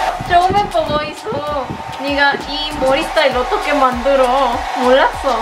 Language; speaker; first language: Korean; non-native, learner; Spanish